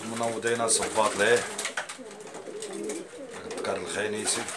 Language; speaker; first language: Arabic; native; Arabic